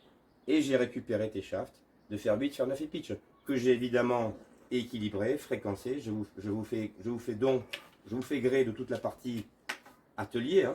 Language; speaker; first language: French; native; French